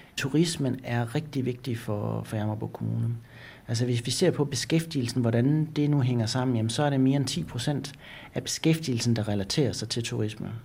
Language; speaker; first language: Danish; native; Danish